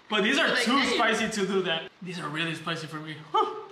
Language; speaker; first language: English; non-native, fluent; Spanish